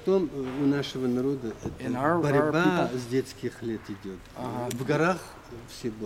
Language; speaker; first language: Russian; native; Russian